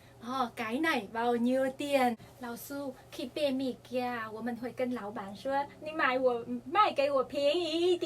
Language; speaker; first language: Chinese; non-native, fluent; Vietnamese